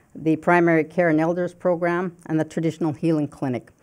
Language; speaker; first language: English; non-native, fluent; Cree